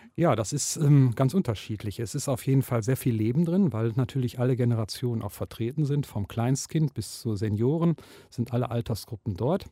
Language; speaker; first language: German; native; German